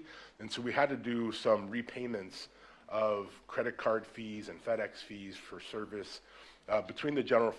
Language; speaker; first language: English; native; English